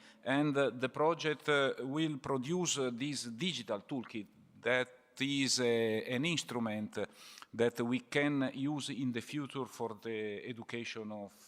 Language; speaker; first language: English; non-native, fluent; Italian